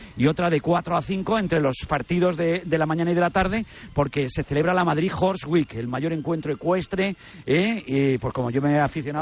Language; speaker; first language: Spanish; native; Spanish